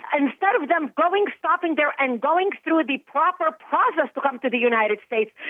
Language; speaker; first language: English; non-native, fluent; Arabic